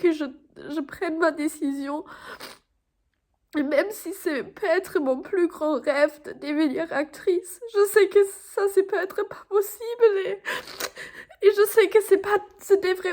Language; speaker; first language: French; non-native, fluent; German